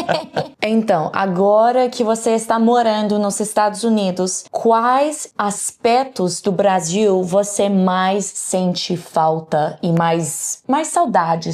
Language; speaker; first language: Portuguese; non-native, learner; English